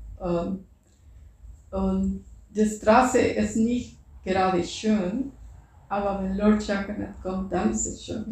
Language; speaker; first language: German; non-native, fluent; Spanish